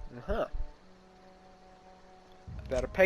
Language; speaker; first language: English; native; English